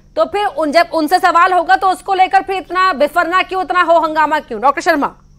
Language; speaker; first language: Hindi; native; Hindi